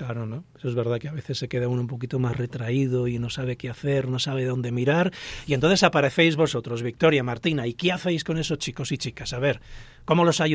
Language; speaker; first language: Spanish; native; Spanish